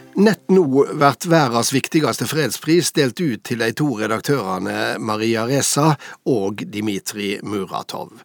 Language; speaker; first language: Norwegian; native; Norwegian